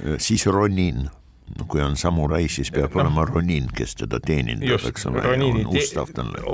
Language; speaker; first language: Estonian; non-native, local second language; Russian